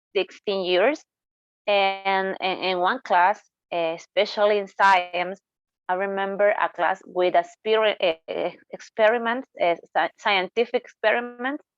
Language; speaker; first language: English; non-native, learner; Spanish